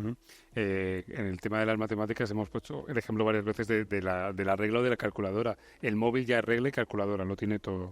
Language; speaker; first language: Spanish; native; Spanish